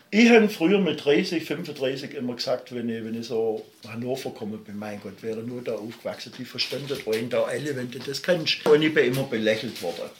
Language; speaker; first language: German; native; German